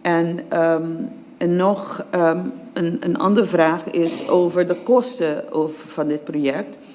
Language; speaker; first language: Dutch; non-native, local second language; Papiamento